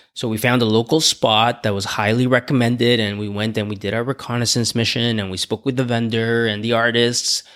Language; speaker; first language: English; native; English